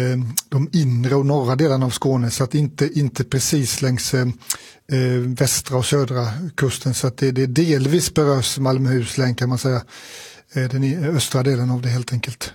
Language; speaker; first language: Swedish; native; Swedish